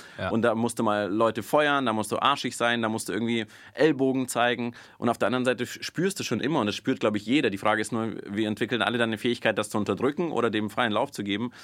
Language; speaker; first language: German; early bilingual, other home language; Russian